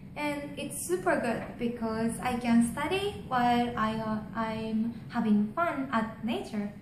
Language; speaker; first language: English; non-native, learner; Japanese